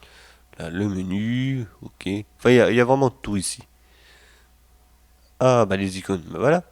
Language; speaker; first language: French; native; French